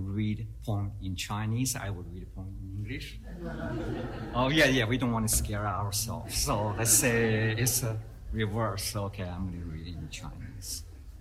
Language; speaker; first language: English; non-native, fluent; Chinese